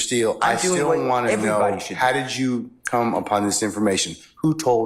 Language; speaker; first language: English; native; English